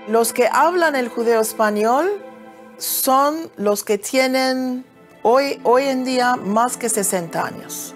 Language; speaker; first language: Spanish; early bilingual, heritage; Ladino